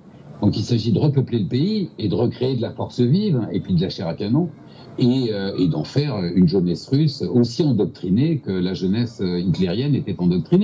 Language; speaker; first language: French; native; French